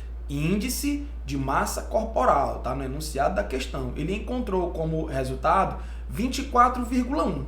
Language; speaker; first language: Portuguese; native; Portuguese